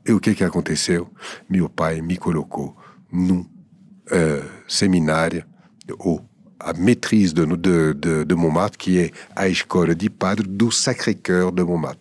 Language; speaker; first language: Portuguese; non-native, fluent; French